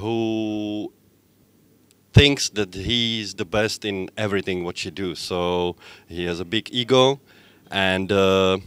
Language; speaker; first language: English; non-native, fluent; Czech